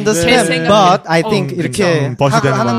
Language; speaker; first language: Korean; native; Korean